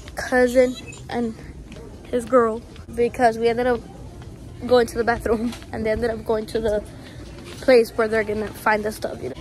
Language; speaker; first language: English; early bilingual, other home language; Spanish